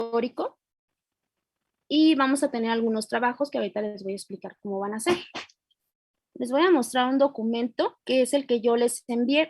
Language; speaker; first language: Spanish; native; Spanish